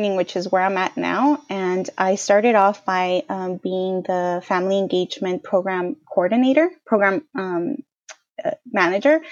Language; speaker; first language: English; native; English